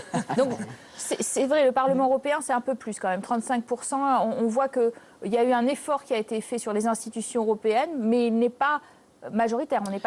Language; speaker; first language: French; native; French